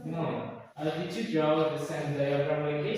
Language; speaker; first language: English; non-native, learner; Indonesian